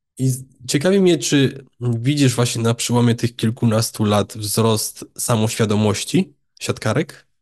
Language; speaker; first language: Polish; native; Polish